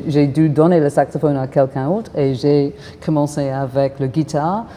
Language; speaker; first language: French; non-native, fluent; English